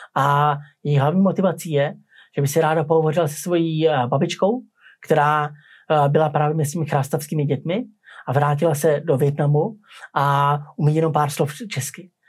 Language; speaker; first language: Czech; native; Czech